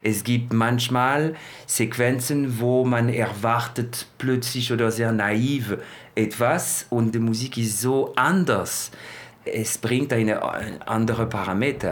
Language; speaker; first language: German; non-native, fluent; French